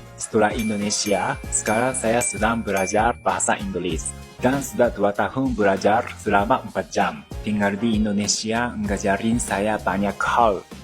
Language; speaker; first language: Indonesian; non-native, fluent; Japanese